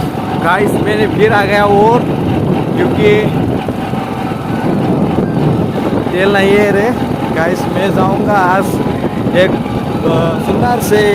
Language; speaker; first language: Hindi; non-native, local second language; Bodo